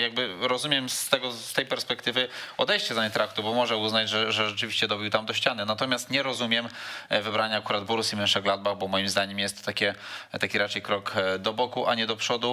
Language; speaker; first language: Polish; native; Polish